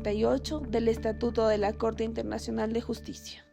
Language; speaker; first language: Spanish; native; Spanish